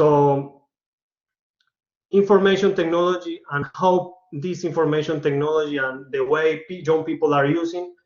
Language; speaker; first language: English; non-native, learner; Spanish